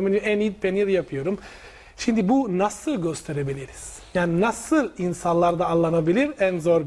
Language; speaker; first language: Turkish; non-native, learner; Italian